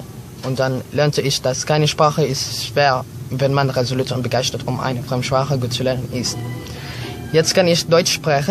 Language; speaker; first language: German; non-native, learner; Filipino